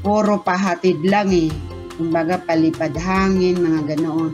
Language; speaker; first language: Filipino; non-native, local second language; Maranao